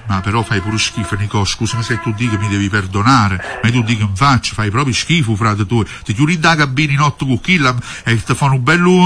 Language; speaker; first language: Italian; native; Italian